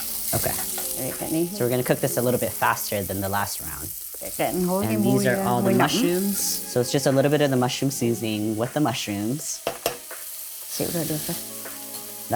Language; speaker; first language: English; early bilingual, other home language; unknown